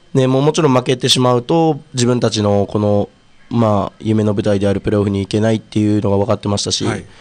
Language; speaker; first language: Japanese; native; Japanese